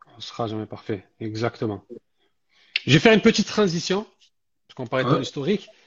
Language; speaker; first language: French; native; French